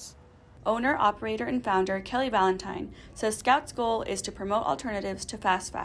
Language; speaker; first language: English; native; English